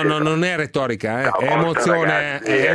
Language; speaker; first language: Italian; native; Italian